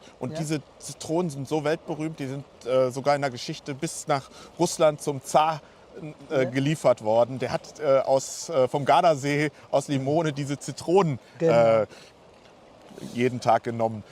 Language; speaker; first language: German; native; German